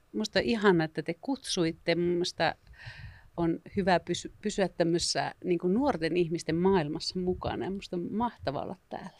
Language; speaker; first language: Finnish; native; Finnish